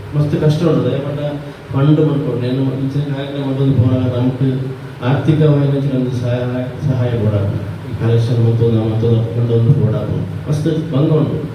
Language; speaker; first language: Kannada; non-native, local second language; Tulu